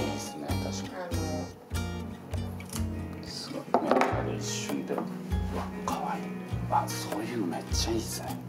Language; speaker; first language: Japanese; native; Japanese